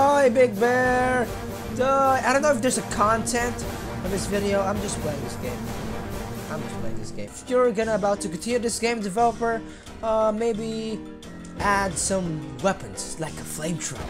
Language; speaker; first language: English; non-native, local second language; Filipino